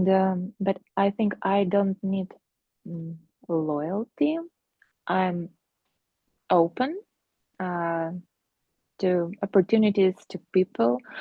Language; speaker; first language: English; non-native, fluent; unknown